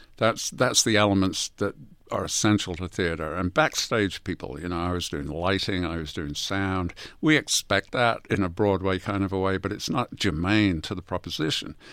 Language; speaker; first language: English; native; English